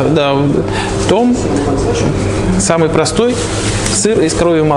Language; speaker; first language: Russian; native; Russian